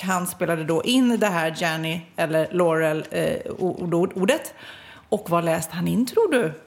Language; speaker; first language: Swedish; native; Swedish